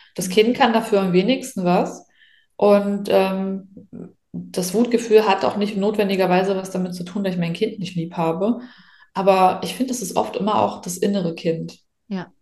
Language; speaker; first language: German; native; German